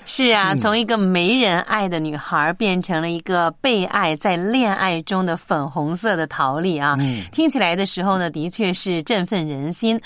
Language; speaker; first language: Chinese; native; Chinese